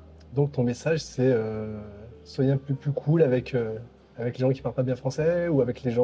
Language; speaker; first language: French; native; French